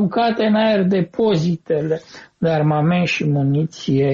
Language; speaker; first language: Romanian; native; Romanian